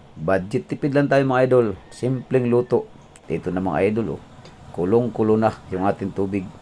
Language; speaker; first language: Filipino; non-native, local second language; Cebuano